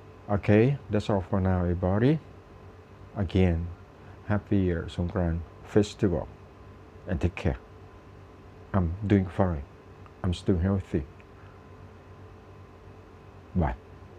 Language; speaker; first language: English; non-native, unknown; Thai